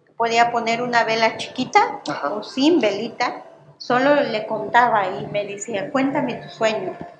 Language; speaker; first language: Spanish; non-native, local second language; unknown